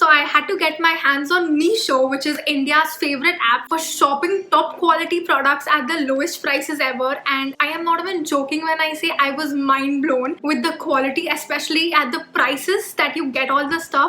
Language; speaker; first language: English; non-native, local second language; Hindi